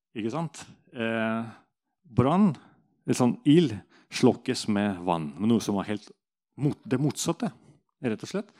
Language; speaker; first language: Norwegian; non-native, fluent; Russian